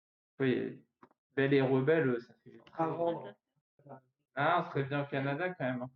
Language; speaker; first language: French; native; French